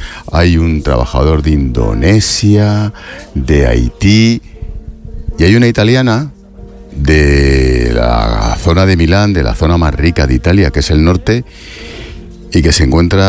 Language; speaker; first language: Spanish; native; Spanish